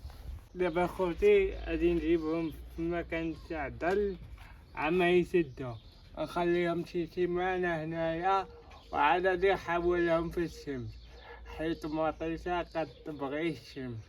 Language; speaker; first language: Arabic; native; Arabic